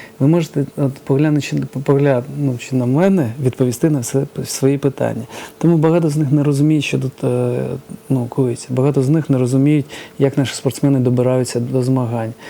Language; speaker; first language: Ukrainian; early bilingual, other home language; Georgian